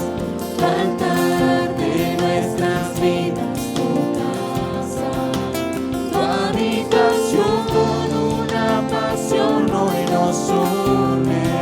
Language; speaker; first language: Spanish; native; Spanish